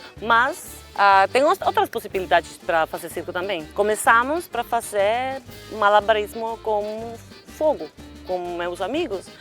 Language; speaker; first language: Portuguese; non-native, learner; Finnish